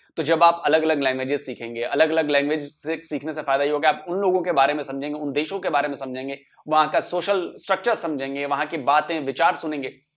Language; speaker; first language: Hindi; native; Hindi